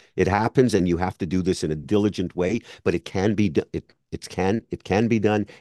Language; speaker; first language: English; native; English